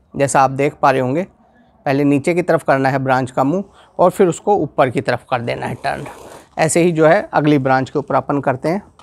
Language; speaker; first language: Hindi; non-native, local second language; Gujarati